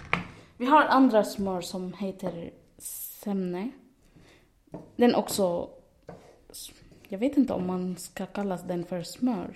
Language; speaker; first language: Swedish; non-native, fluent; Arabic